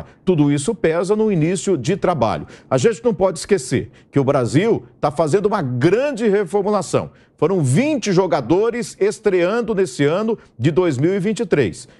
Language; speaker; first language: Portuguese; native; Portuguese